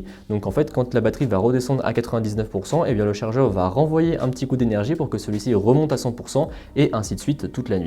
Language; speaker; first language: French; native; French